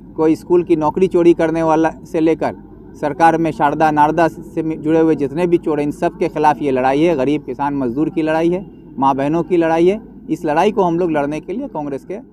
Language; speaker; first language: Hindi; non-native, local second language; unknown